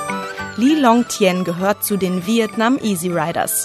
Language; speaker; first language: German; native; German